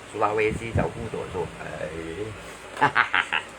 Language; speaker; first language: Chinese; non-native, learner; Hakka Chinese